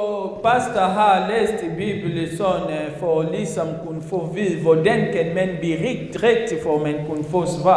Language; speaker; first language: Danish; non-native, fluent; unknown